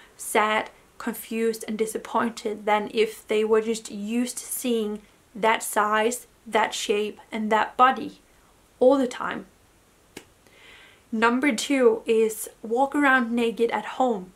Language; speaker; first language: English; non-native, fluent; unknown